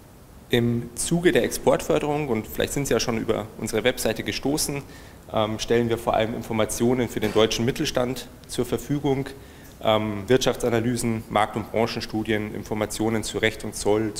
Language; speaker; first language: German; native; German